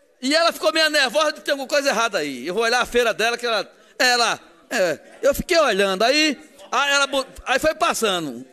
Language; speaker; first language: Portuguese; native; Portuguese